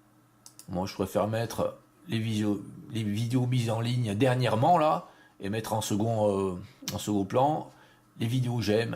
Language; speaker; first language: French; native; French